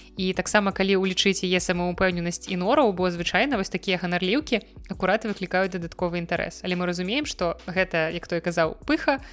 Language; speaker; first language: Belarusian; non-native, local second language; Russian